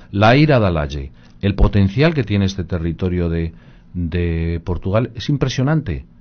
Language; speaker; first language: Spanish; native; Spanish